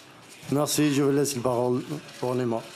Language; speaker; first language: French; non-native, learner; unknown